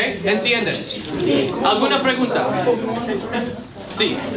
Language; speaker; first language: Spanish; non-native, fluent; English